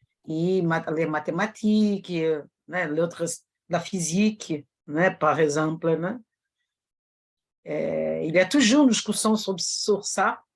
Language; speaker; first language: French; non-native, fluent; Portuguese